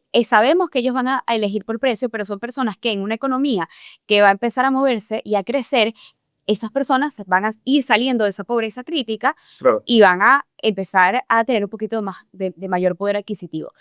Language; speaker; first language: Spanish; native; Spanish